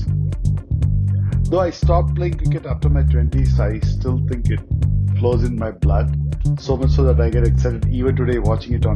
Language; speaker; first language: English; non-native, local second language; Kannada